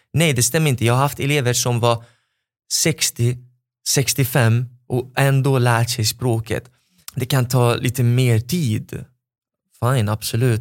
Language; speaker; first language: Swedish; non-native, fluent; Arabic